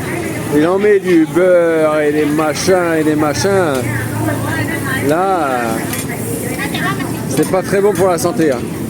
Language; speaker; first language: French; native; French